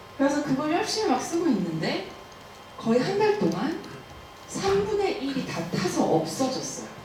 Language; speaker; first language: Korean; early bilingual, heritage; Korean